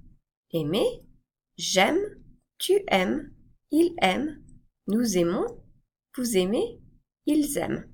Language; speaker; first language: French; non-native, fluent; English